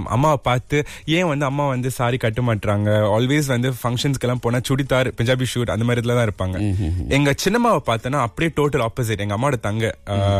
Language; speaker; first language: Tamil; early bilingual, heritage; Tamil